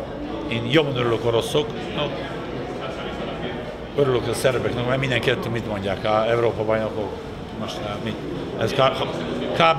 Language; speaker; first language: Hungarian; non-native, fluent; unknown